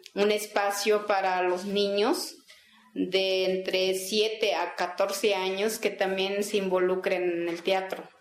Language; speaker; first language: Spanish; non-native, local second language; Tzeltal